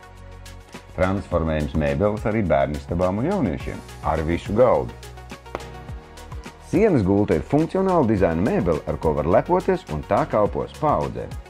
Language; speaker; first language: Latvian; native; Latvian